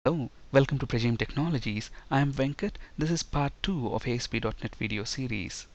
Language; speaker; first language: English; non-native, local second language; Telugu